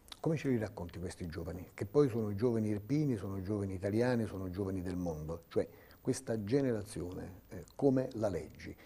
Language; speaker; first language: Italian; native; Italian